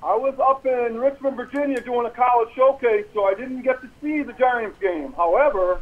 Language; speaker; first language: English; native; English